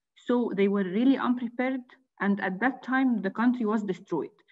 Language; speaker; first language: English; non-native, fluent; Arabic